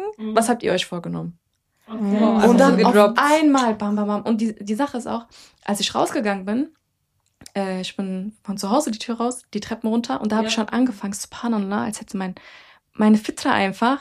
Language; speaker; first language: German; early bilingual, other home language; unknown